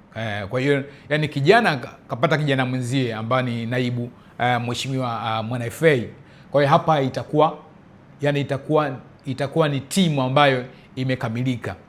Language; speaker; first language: Swahili; early bilingual, heritage; Swahili